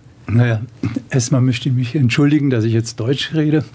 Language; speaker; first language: German; native; German